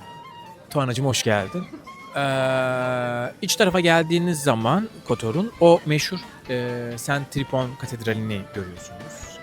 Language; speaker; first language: Turkish; native; Turkish